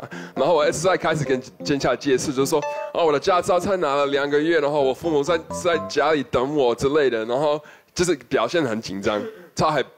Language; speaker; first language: Chinese; non-native, fluent; English